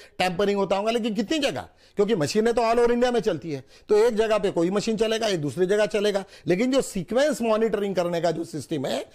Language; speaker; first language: Hindi; non-native, local second language; Marathi